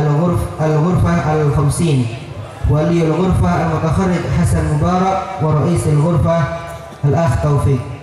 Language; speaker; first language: Arabic; non-native, fluent; Indonesian